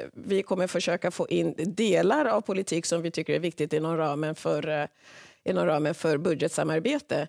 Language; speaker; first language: Swedish; early bilingual, other home language; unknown